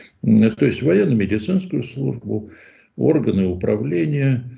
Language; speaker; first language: Russian; native; Russian